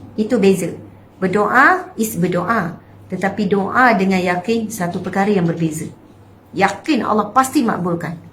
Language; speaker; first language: Malay; native; Malay